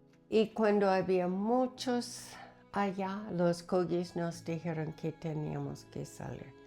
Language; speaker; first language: Spanish; non-native, fluent; English